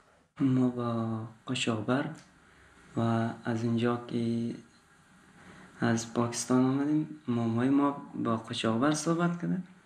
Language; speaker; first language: Norwegian; non-native, learner; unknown